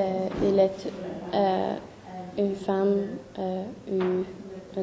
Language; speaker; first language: French; non-native, learner; English